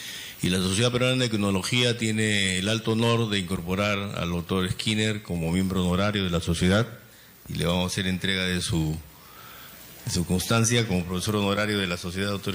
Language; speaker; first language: Spanish; native; Spanish